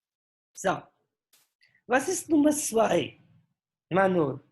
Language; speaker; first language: German; non-native, fluent; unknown